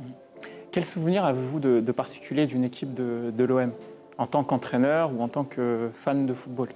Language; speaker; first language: French; native; French